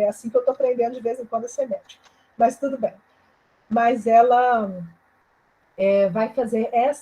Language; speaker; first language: Portuguese; native; Portuguese